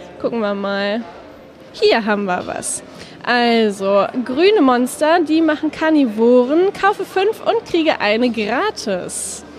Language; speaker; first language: German; native; German